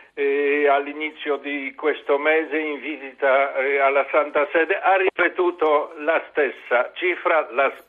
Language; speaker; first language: Italian; non-native, fluent; Polish